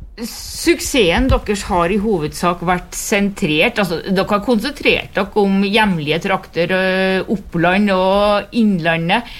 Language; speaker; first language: Norwegian; native; Norwegian